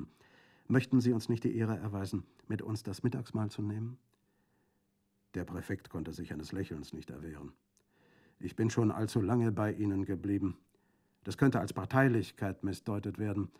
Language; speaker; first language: German; native; German